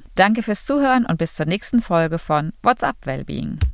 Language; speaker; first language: German; native; German